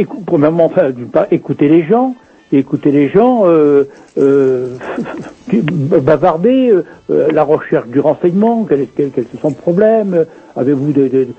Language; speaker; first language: French; native; French